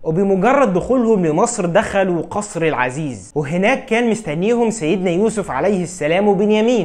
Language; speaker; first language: Arabic; native; Arabic